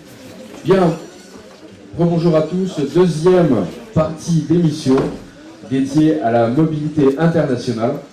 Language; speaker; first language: French; native; French